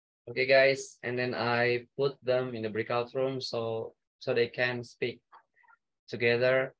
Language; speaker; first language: English; non-native, fluent; Indonesian